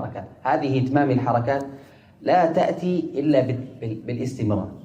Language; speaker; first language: Arabic; native; Arabic